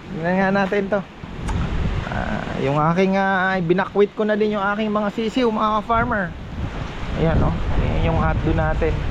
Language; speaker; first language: Filipino; native; Filipino